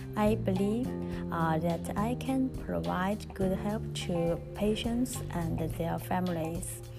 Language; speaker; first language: English; non-native, learner; Chinese